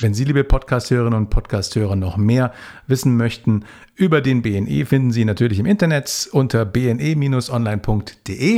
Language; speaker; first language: German; native; German